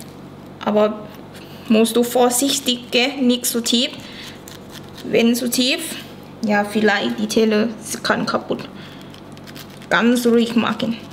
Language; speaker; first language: German; non-native, learner; Thai